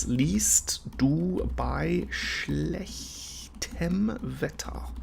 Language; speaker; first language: German; non-native, learner; English